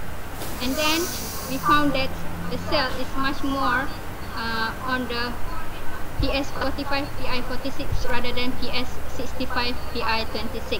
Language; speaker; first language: English; non-native, local second language; Malay